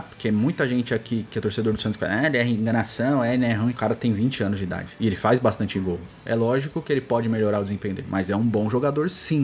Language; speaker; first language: Portuguese; native; Portuguese